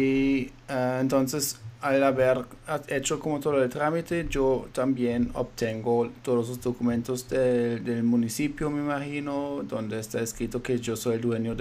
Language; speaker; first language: Spanish; non-native, fluent; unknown